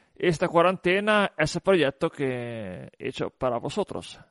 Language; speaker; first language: Spanish; non-native, fluent; Italian